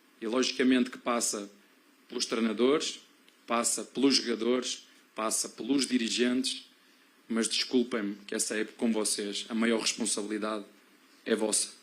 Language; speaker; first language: Portuguese; native; Portuguese